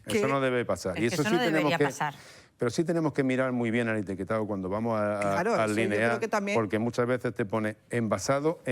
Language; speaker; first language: Spanish; native; Spanish